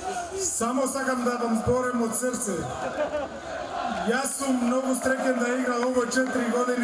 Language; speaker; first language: Macedonian; non-native, learner; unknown